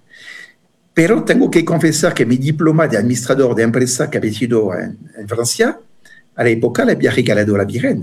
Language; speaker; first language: Spanish; non-native, fluent; French